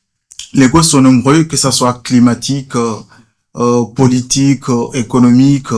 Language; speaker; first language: French; non-native, fluent; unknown